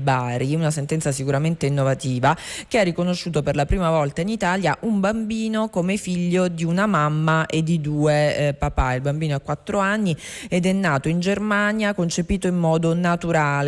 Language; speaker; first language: Italian; native; Italian